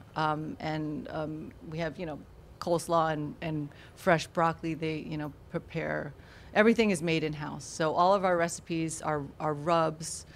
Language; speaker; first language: English; native; English